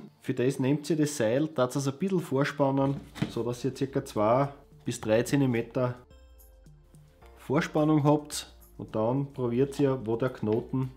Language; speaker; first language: German; native; German